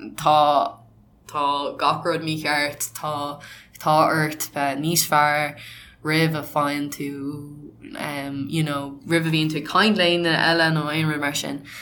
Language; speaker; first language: Irish; non-native, local second language; English